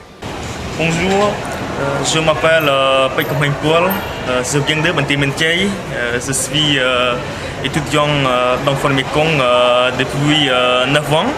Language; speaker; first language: French; non-native, fluent; Khmer